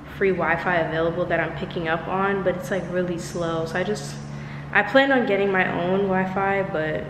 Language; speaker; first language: English; native; English